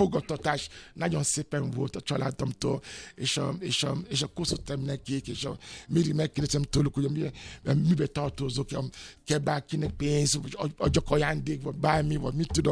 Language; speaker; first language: Hungarian; non-native, learner; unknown